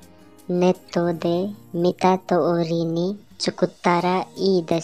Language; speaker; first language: Japanese; non-native, learner; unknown